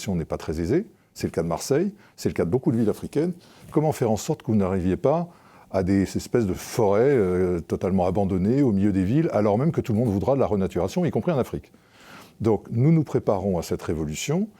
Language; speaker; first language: French; native; French